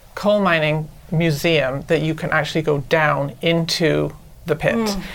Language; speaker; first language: English; native; English